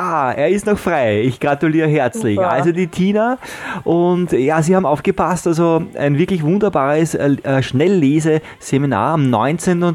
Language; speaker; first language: German; native; German